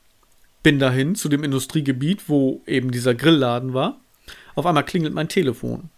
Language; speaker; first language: German; native; German